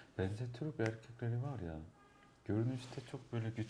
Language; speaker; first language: Turkish; non-native, fluent; Korean